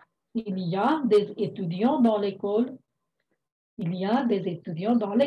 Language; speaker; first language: French; non-native, fluent; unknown